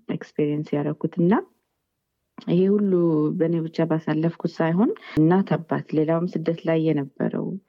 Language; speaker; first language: Amharic; early bilingual, heritage; Amharic